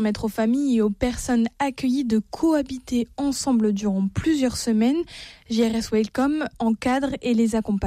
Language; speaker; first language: French; native; French